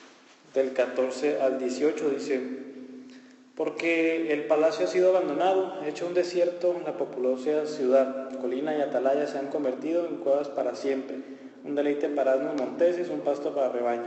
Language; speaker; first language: Spanish; native; Spanish